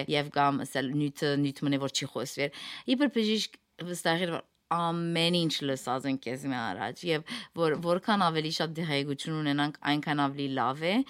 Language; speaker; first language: Armenian; early bilingual, heritage; Armenian